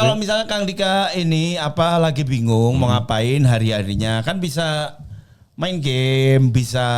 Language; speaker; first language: Indonesian; native; Indonesian